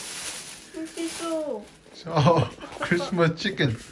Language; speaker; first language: English; non-native, learner; Vietnamese